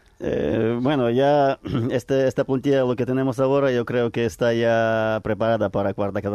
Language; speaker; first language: Spanish; non-native, fluent; Ukrainian